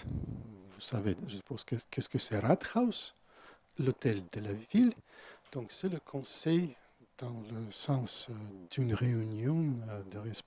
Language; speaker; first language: French; non-native, fluent; Russian